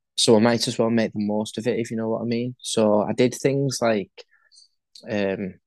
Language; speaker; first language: English; native; English